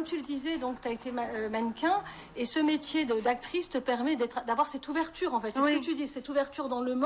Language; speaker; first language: French; native; French